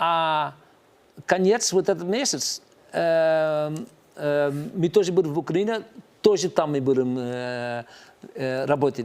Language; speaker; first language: Russian; non-native, learner; Dutch